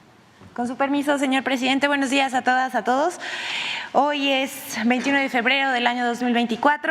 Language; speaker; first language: Spanish; native; Spanish